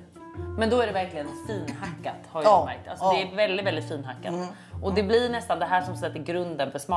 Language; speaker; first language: Swedish; native; Swedish